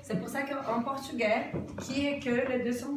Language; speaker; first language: French; non-native, fluent; Portuguese